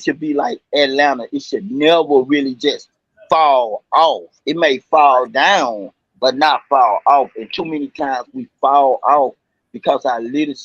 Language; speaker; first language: English; native; English